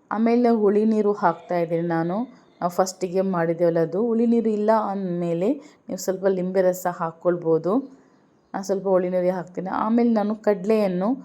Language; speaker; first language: Kannada; non-native, local second language; Urdu